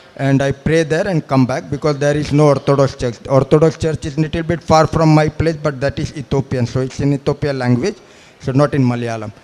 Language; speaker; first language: English; non-native, local second language; Malayalam